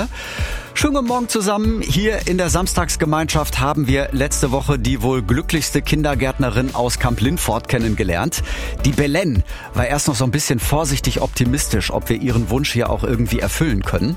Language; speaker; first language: German; native; German